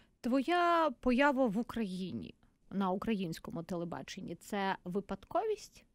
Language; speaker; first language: Ukrainian; native; Ukrainian